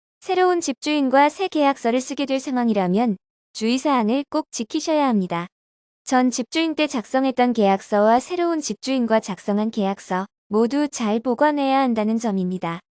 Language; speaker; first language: Korean; native; Korean